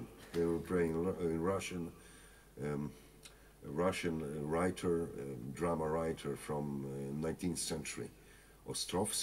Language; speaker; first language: English; non-native, fluent; Polish